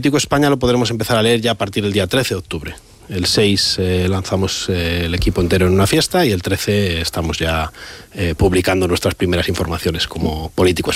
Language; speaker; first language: Spanish; native; Spanish